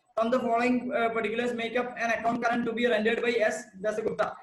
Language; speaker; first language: English; non-native, local second language; Malayalam